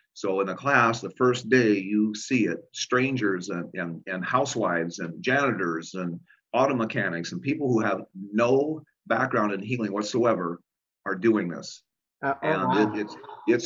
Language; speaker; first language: English; native; English